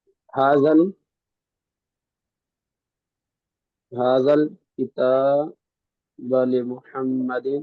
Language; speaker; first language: Arabic; non-native, learner; Urdu